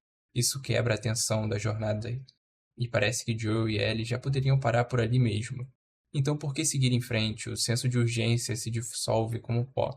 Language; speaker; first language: Portuguese; native; Portuguese